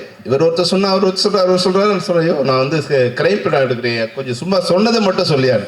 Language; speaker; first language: Tamil; native; Tamil